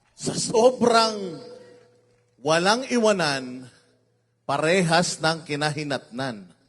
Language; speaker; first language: Filipino; native; Filipino